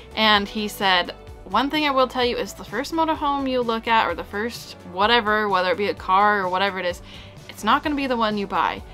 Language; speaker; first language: English; native; English